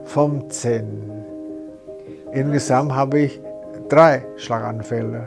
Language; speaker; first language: German; non-native, fluent; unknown